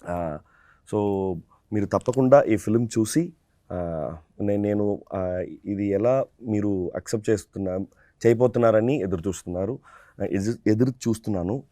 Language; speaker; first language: Telugu; non-native, fluent; Tamil